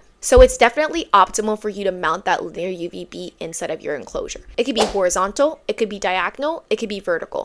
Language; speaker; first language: English; native; English